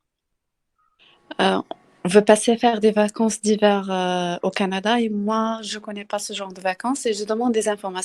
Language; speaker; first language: French; non-native, local second language; Arabic